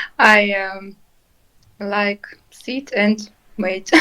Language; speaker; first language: English; non-native, learner; Russian